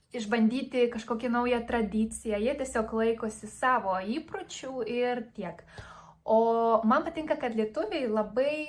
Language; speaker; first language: Lithuanian; non-native, fluent; Spanish